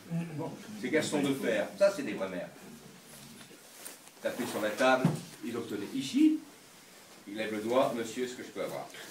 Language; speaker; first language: French; native; French